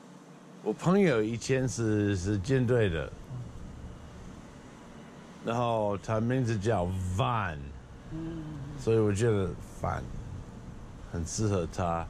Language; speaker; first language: Chinese; non-native, fluent; English